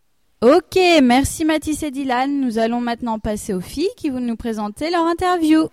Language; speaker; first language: French; native; French